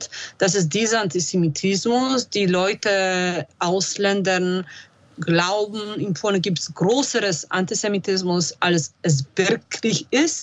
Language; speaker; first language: German; non-native, fluent; Polish